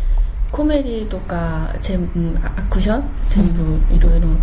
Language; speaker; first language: Japanese; non-native, learner; Korean